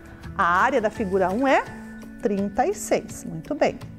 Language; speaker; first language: Portuguese; native; Portuguese